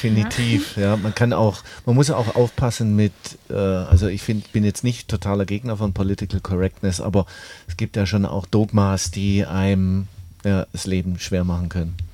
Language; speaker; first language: German; native; German